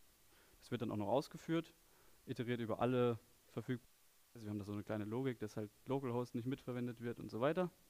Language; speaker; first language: German; native; German